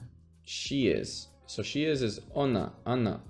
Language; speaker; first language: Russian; non-native, learner; English